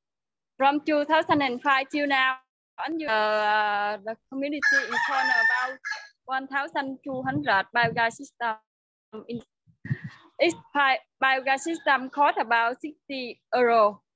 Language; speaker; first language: English; non-native, learner; Vietnamese